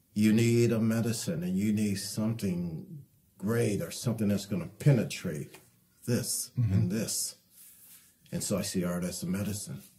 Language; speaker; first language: English; native; English